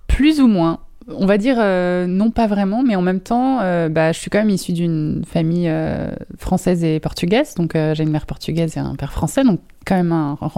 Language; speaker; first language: French; native; French